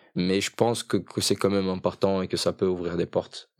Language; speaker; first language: French; early bilingual, other home language; Portuguese